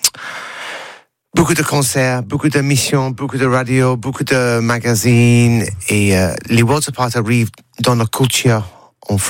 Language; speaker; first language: French; non-native, learner; English